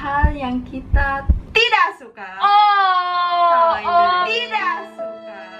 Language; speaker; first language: Indonesian; early bilingual, heritage; Korean